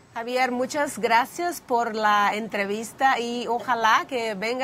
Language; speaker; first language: Spanish; non-native, fluent; Portuguese